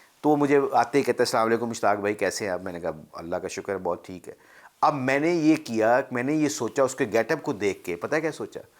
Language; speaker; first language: Urdu; non-native, local second language; Punjabi